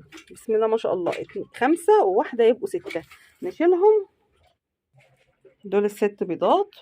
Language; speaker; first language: Arabic; native; Arabic